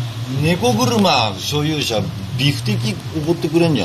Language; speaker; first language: Japanese; native; Japanese